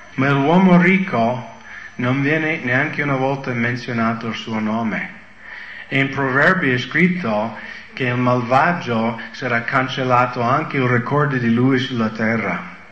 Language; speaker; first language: Italian; non-native, fluent; English